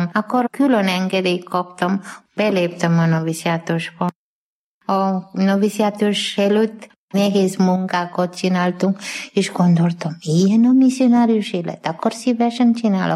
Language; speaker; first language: Hungarian; non-native, learner; Malayalam